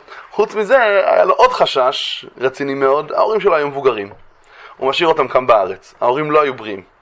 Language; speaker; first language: Hebrew; native; Hebrew